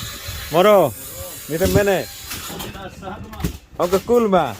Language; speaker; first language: Finnish; non-native, learner; Bangla